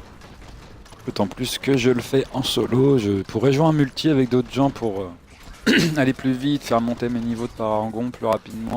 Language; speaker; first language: French; native; French